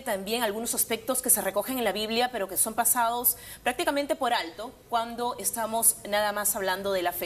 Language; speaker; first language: Spanish; native; Spanish